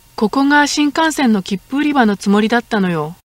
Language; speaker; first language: Japanese; native; Japanese